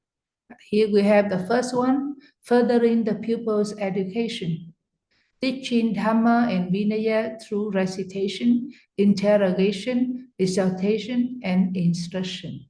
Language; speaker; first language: English; non-native, fluent; Vietnamese